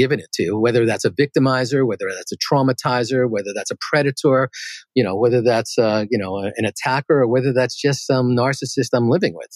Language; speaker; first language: English; native; English